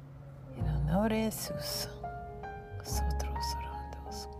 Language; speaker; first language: Spanish; non-native, learner; English